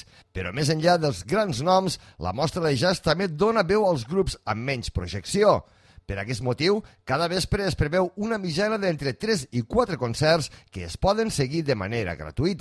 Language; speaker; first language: Catalan; native; Catalan